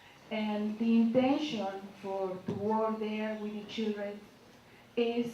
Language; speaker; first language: English; non-native, learner; Spanish